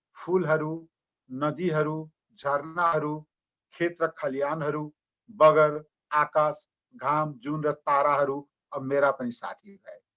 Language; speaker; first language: Nepali; native; Nepali